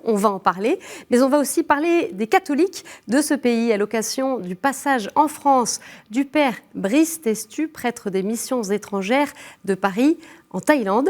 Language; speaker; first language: French; native; French